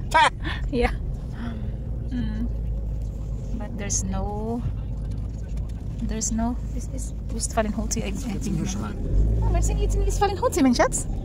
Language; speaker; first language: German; non-native, learner; Filipino